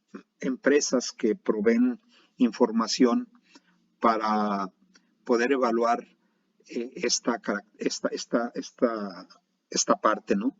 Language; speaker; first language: Spanish; native; Spanish